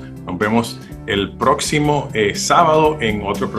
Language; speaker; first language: Spanish; native; Spanish